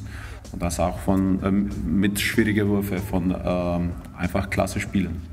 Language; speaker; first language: German; non-native, fluent; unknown